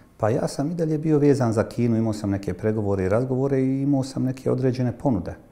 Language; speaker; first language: Croatian; native; Croatian